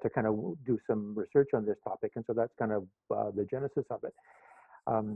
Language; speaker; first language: English; native; English